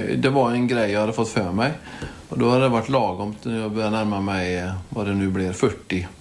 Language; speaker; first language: Swedish; native; Swedish